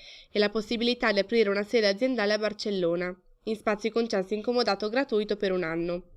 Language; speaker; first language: Italian; native; Italian